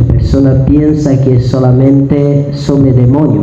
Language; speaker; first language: Spanish; native; Spanish